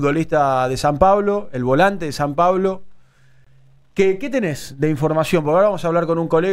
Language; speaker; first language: Spanish; native; Spanish